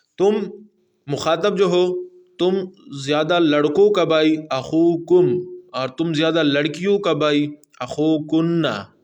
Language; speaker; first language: Urdu; non-native, local second language; Pashto